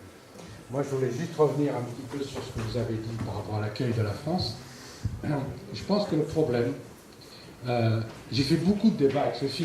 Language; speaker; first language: French; early bilingual, other home language; Portuguese